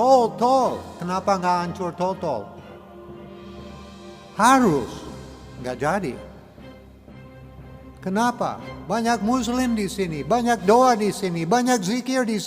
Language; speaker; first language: Indonesian; non-native, learner; English